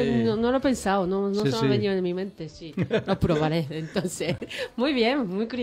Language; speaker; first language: Spanish; non-native, fluent; Japanese